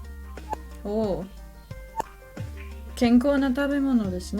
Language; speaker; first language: Japanese; non-native, fluent; English